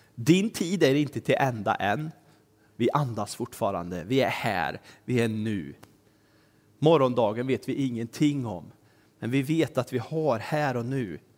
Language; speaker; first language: Swedish; native; Swedish